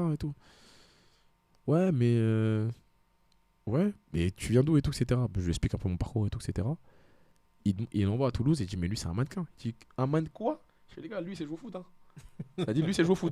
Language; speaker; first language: French; native; French